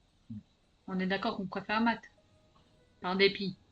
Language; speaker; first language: French; native; French